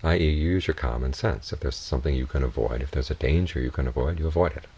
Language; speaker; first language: English; native; English